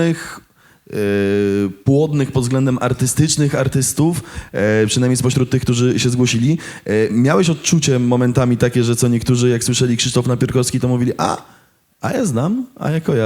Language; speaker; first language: Polish; native; Polish